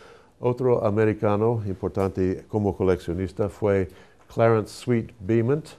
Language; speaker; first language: Spanish; non-native, fluent; English